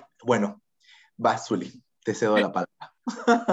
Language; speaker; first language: Spanish; native; Spanish